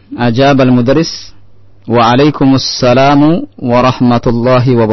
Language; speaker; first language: Arabic; non-native, fluent; Indonesian